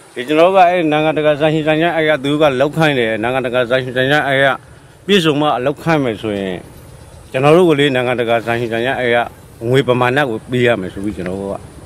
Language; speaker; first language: Burmese; native; Burmese